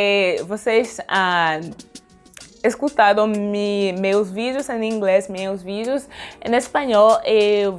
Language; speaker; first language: Portuguese; non-native, learner; French